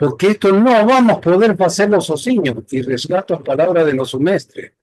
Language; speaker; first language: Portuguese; non-native, fluent; Spanish